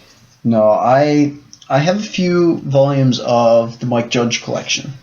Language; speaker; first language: English; native; English